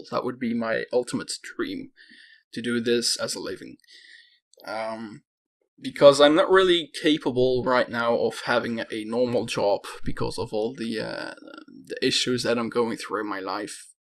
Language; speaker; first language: English; non-native, fluent; Dutch